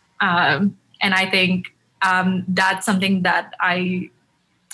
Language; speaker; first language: English; non-native, local second language; Tamil